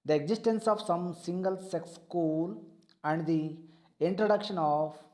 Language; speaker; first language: English; non-native, local second language; Kannada